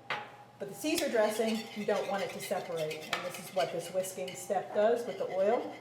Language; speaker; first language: English; native; English